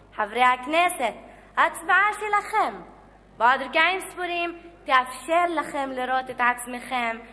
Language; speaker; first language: Hebrew; non-native, local second language; Arabic